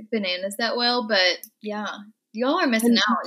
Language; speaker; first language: English; native; English